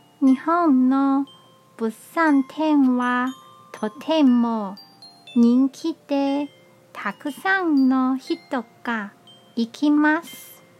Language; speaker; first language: Japanese; non-native, learner; Chinese